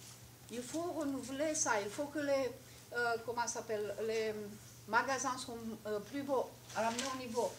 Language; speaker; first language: French; non-native, fluent; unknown